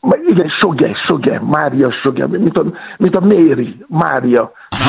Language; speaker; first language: Hungarian; non-native, learner; Yoruba